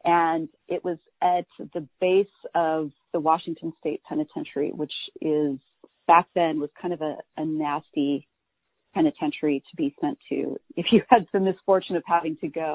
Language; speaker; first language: English; native; English